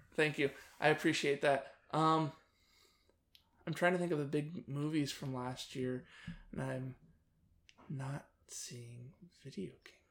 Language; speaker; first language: English; native; English